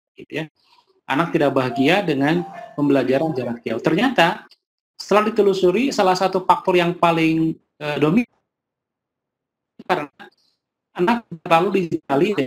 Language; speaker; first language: Indonesian; native; Indonesian